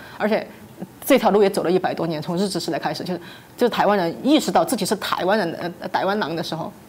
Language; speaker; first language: Chinese; native; Chinese